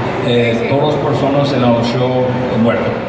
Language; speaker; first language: Spanish; non-native, learner; English